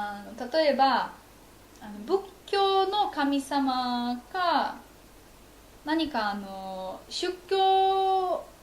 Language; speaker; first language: Japanese; non-native, fluent; Polish